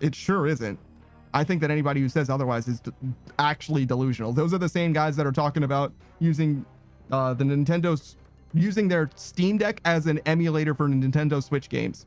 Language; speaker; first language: English; native; English